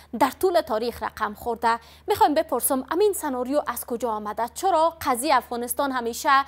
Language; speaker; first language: Persian; native; Persian